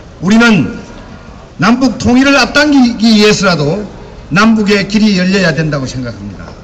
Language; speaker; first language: Korean; native; Korean